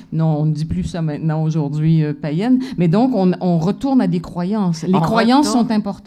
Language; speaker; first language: French; native; French